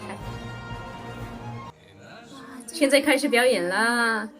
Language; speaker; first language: Chinese; non-native, fluent; Urdu